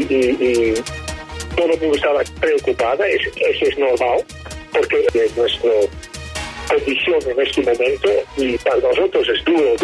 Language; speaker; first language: Spanish; non-native, learner; Dutch